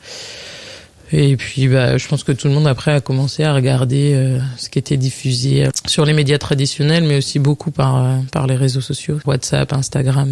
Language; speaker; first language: French; native; French